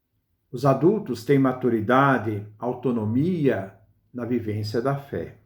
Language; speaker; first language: Portuguese; native; Portuguese